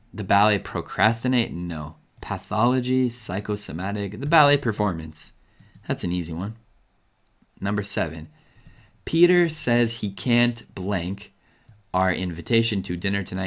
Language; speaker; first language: English; native; English